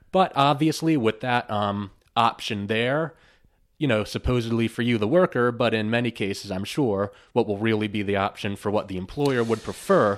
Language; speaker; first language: English; native; English